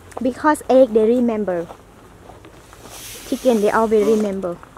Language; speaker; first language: English; non-native, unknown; Thai